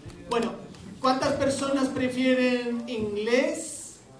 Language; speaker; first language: Spanish; native; Spanish